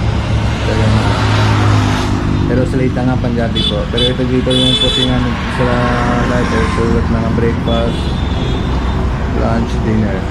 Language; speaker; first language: Filipino; non-native, learner; Punjabi